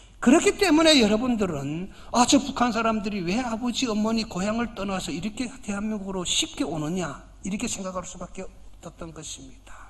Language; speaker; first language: Korean; native; Korean